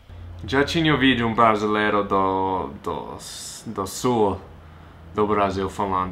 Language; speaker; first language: Portuguese; non-native, fluent; English